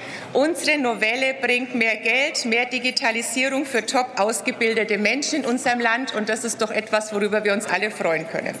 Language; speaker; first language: German; native; German